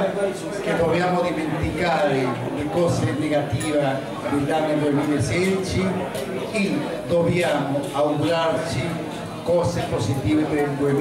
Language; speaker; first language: Italian; non-native, fluent; Spanish